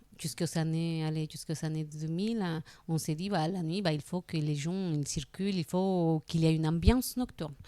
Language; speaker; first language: French; non-native, fluent; Spanish